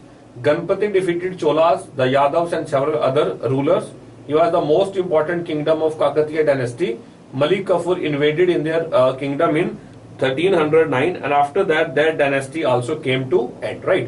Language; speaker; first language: English; non-native, local second language; Hindi